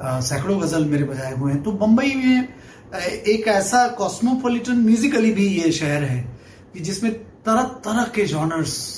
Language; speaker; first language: Hindi; non-native, local second language; Bangla